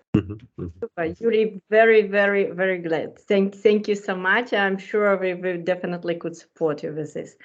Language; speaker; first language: English; non-native, fluent; Ukrainian